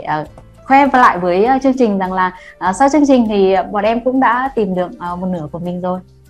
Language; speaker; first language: Vietnamese; native; Vietnamese